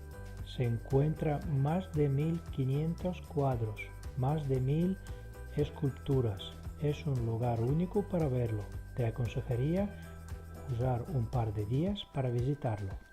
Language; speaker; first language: Spanish; non-native, fluent; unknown